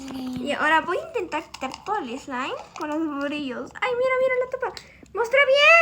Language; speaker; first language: Spanish; native; Spanish